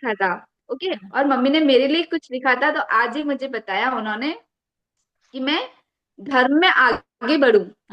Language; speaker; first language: Hindi; native; Hindi